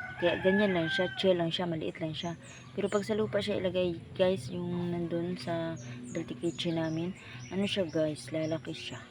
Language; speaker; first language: Filipino; native; Filipino